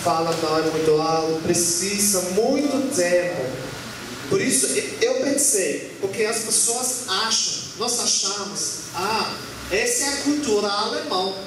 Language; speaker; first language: Portuguese; non-native, learner; German